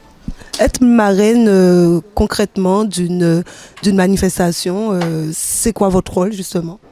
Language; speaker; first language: French; native; French